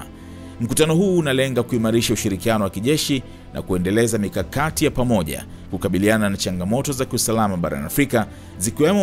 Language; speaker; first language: Swahili; native; Swahili